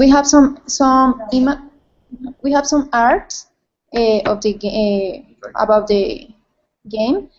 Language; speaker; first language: English; non-native, learner; Spanish